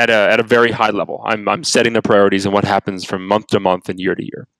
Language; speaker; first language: English; native; English